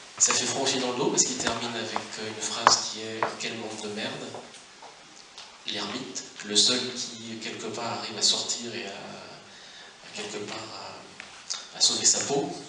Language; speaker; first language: French; native; French